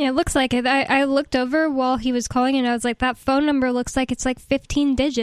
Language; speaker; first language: English; native; English